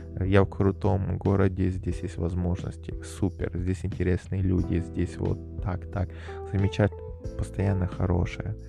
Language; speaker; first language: Russian; native; Russian